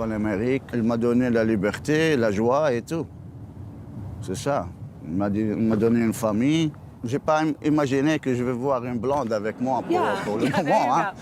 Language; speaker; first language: French; non-native, local second language; Arabic